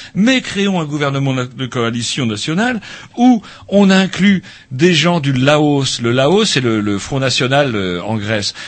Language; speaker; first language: French; native; French